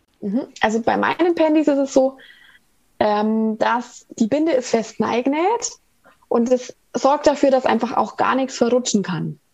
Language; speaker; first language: German; native; German